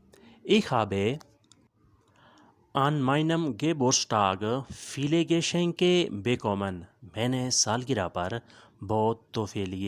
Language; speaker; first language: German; non-native, learner; Urdu